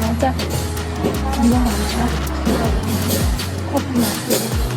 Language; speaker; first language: Korean; non-native, fluent; Mongolian